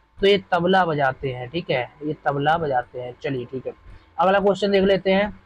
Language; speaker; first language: Hindi; native; Hindi